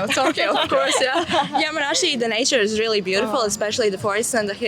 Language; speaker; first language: English; non-native, fluent; Latvian